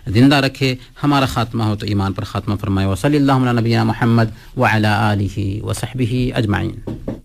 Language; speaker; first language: Urdu; native; Urdu